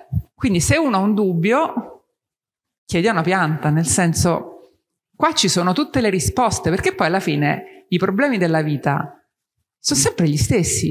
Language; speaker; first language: Italian; native; Italian